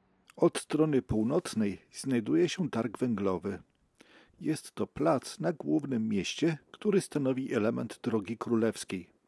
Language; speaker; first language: Polish; native; Polish